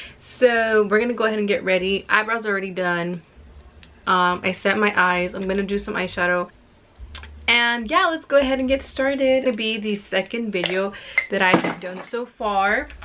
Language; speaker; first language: English; early bilingual, other home language; Spanish